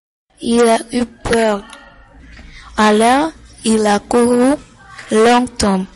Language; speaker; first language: French; non-native, learner; English